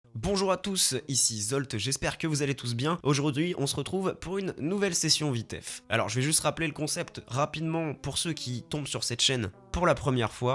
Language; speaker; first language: French; native; French